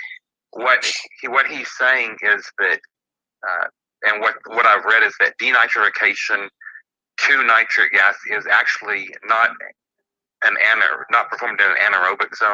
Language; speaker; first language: English; native; English